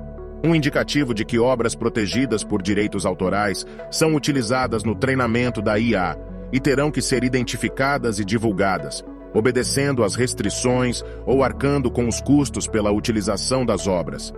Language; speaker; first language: Portuguese; native; Portuguese